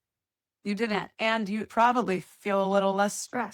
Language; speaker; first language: English; native; English